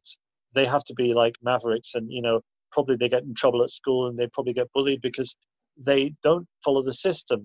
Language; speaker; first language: English; native; English